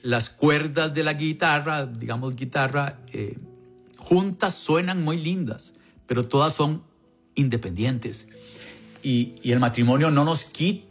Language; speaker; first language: Spanish; native; Spanish